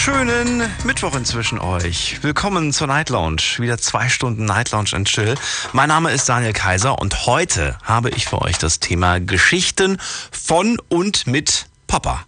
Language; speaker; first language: German; native; German